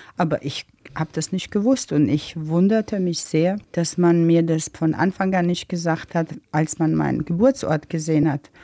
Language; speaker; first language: German; non-native, fluent; Croatian